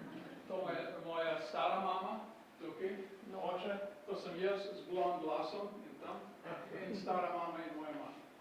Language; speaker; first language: Slovenian; early bilingual, heritage; Slovenian